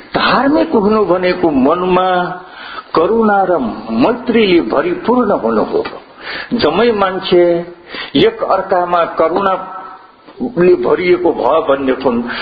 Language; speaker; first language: Nepali; non-native, local second language; Newari